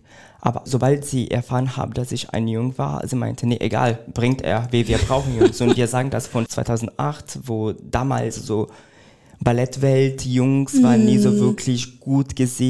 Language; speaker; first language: German; non-native, fluent; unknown